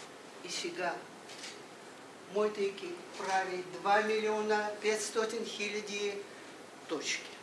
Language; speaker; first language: Bulgarian; non-native, learner; Russian